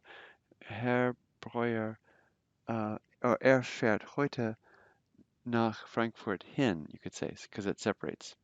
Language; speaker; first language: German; non-native, fluent; English